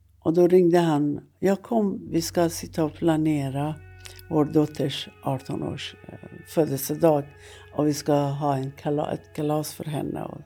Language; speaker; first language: Swedish; non-native, fluent; Persian